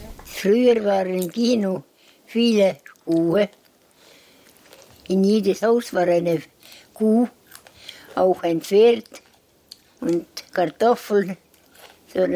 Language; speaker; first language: German; non-native, learner; Estonian